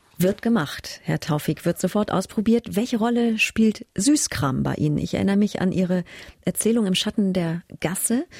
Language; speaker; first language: German; native; German